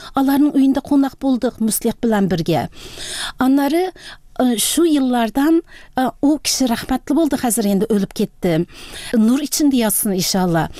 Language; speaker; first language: Tatar; early bilingual, heritage; Tatar